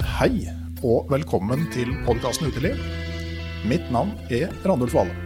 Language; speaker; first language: Norwegian; native; Norwegian